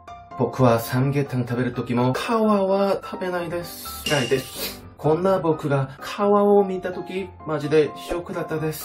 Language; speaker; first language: Japanese; non-native, fluent; Korean